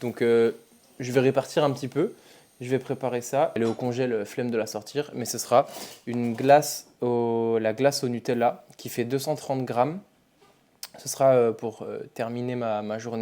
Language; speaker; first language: French; native; French